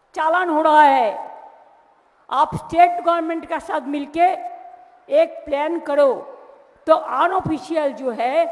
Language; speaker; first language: Hindi; non-native, local second language; Bangla